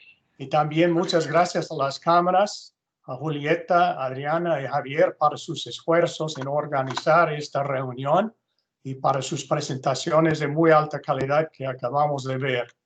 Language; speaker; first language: Spanish; non-native, fluent; English